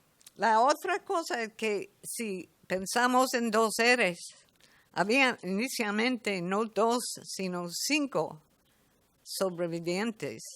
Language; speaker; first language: Spanish; non-native, fluent; English